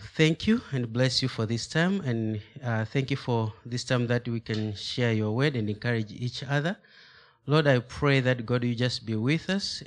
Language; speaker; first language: English; non-native, local second language; Nyanja